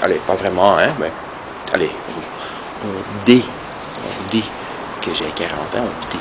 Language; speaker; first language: French; non-native, local second language; Dutch